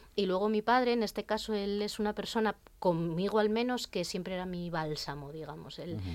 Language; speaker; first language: Spanish; native; Spanish